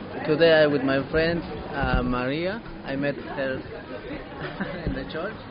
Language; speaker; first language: English; non-native, learner; Spanish